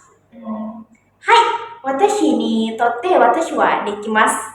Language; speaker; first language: Japanese; non-native, learner; Indonesian